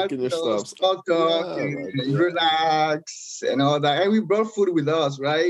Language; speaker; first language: English; non-native, local second language; French